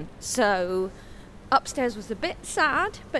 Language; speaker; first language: English; native; English